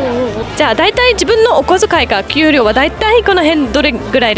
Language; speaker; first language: Japanese; non-native, fluent; English